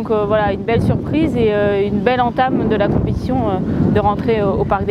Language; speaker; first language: French; native; French